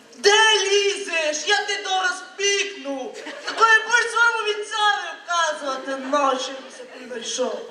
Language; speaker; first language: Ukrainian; native; Ukrainian